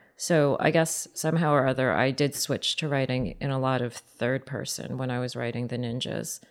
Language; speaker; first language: English; native; English